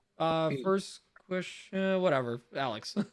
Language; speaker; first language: English; native; English